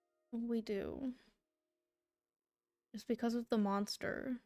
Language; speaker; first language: English; native; English